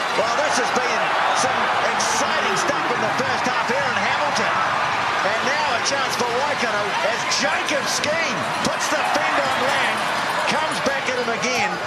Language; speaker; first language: English; native; English